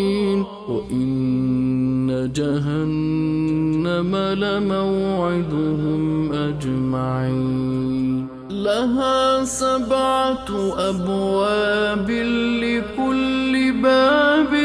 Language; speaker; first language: Arabic; native; Arabic